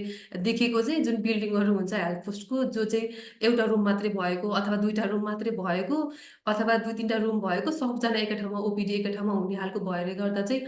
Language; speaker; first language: Nepali; native; Nepali